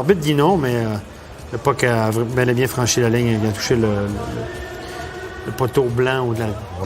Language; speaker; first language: French; native; French